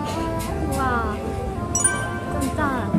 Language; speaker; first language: Chinese; non-native, learner; Korean